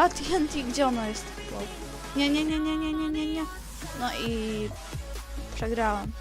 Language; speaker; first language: Polish; native; Polish